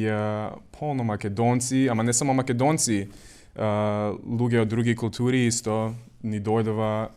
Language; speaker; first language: Macedonian; early bilingual, other home language; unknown